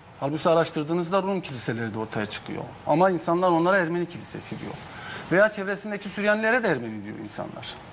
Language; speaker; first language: Turkish; non-native, local second language; Zaza